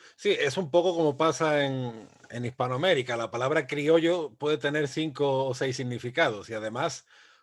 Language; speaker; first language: Spanish; native; Spanish